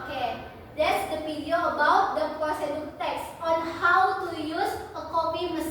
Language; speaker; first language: English; non-native, learner; Indonesian